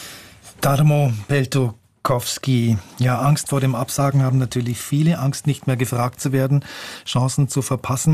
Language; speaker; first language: German; native; German